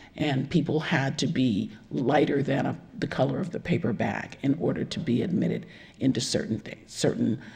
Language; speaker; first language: English; native; English